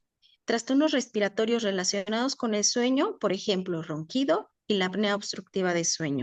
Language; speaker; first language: Spanish; native; Spanish